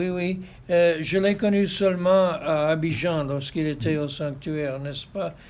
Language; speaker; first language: French; non-native, fluent; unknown